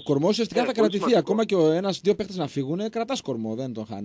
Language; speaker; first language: Greek; native; Greek